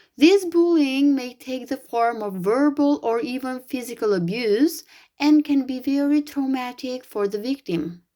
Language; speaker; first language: English; non-native, fluent; Albanian